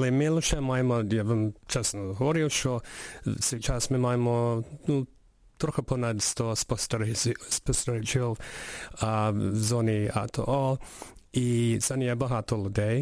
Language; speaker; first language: Ukrainian; early bilingual, heritage; Ukrainian